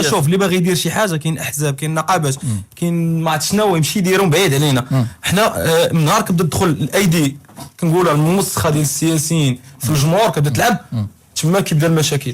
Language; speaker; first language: Arabic; native; Arabic